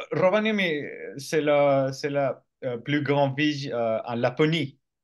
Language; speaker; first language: French; non-native, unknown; Finnish